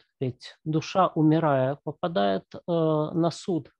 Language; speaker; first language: Russian; native; Russian